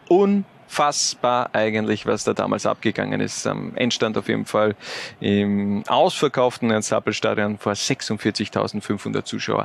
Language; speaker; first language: German; native; German